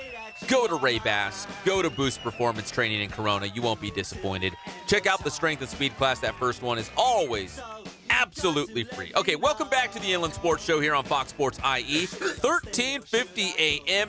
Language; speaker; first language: English; native; English